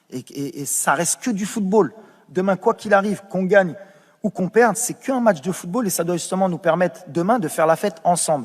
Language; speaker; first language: French; native; French